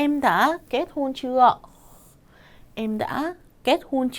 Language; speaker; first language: Vietnamese; non-native, fluent; Korean